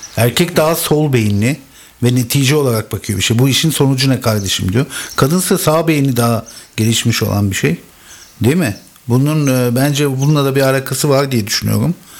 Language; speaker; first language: Turkish; native; Turkish